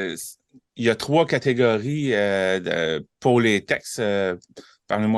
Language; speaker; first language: French; native; French